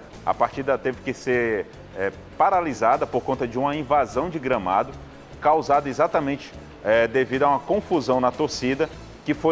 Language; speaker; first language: Portuguese; native; Portuguese